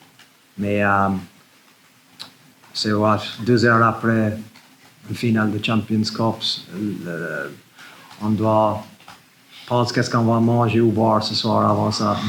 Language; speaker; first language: French; non-native, learner; English